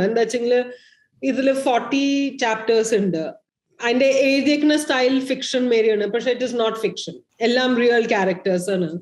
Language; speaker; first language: Malayalam; early bilingual, heritage; Malayalam